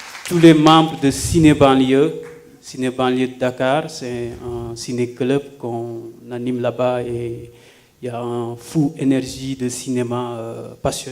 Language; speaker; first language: French; non-native, local second language; Wolof